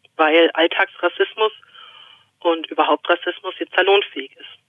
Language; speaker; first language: German; native; German